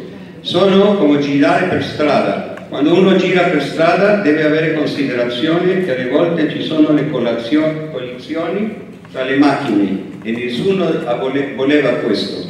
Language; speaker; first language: Italian; non-native, fluent; Spanish